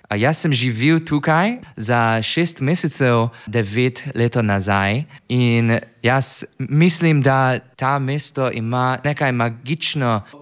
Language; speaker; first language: Slovenian; non-native, learner; English